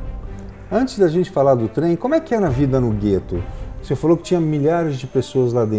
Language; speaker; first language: Portuguese; native; Portuguese